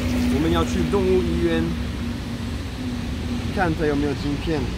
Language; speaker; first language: Chinese; non-native, fluent; French